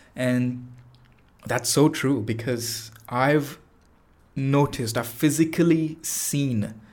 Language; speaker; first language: English; non-native, local second language; Tamil